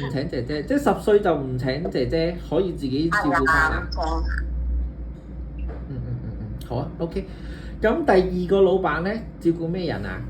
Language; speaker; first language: Cantonese; native; Cantonese